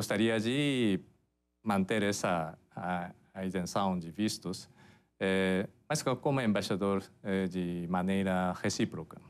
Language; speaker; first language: Portuguese; non-native, fluent; Japanese